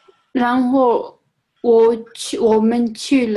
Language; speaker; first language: Chinese; non-native, learner; English